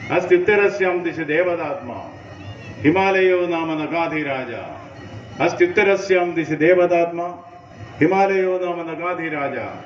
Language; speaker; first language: Hindi; non-native, local second language; Malayalam